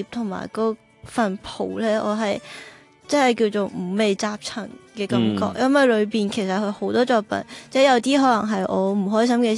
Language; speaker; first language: Cantonese; native; Cantonese